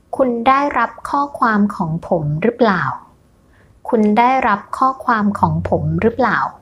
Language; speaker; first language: Thai; native; Thai